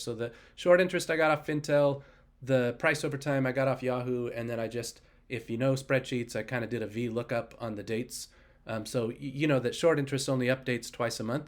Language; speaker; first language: English; native; English